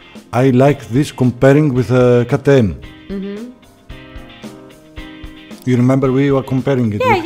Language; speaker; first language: English; non-native, learner; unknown